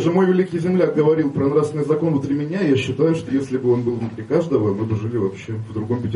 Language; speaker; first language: Russian; native; Russian